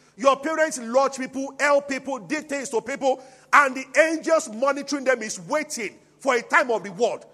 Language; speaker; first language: English; non-native, local second language; Yoruba